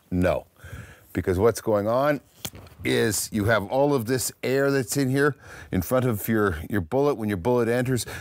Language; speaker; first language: English; native; English